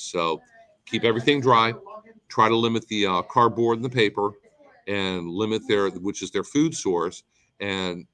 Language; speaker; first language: English; native; English